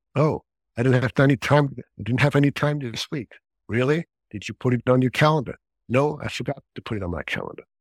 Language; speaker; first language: English; non-native, fluent; German